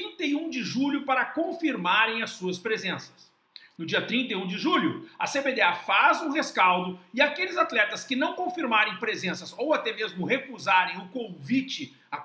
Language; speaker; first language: Portuguese; native; Portuguese